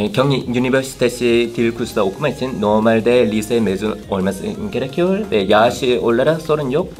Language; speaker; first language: Turkish; non-native, fluent; Korean